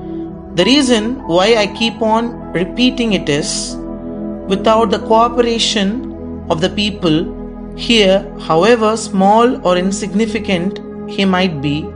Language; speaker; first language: English; non-native, local second language; Tamil